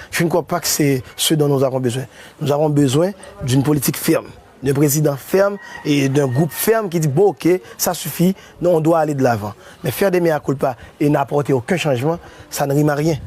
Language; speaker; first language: French; non-native, local second language; Haitian Creole